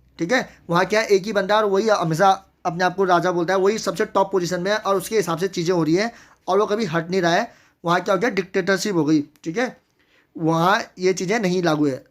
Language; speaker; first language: Hindi; native; Hindi